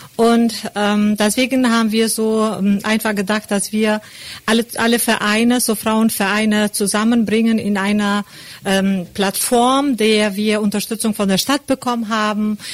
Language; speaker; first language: German; non-native, fluent; Albanian